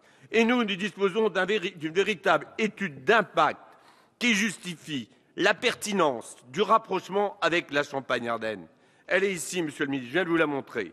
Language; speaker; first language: French; native; French